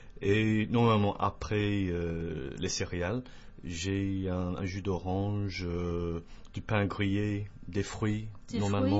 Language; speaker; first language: French; non-native, fluent; English